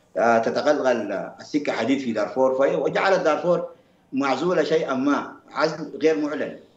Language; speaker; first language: Arabic; native; Arabic